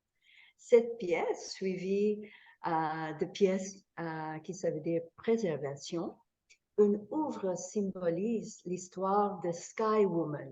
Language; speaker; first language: French; non-native, fluent; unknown